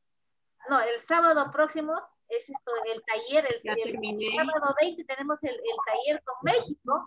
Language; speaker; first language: Spanish; native; Spanish